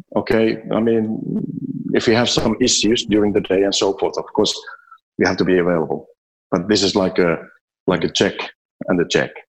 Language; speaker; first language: English; non-native, fluent; Finnish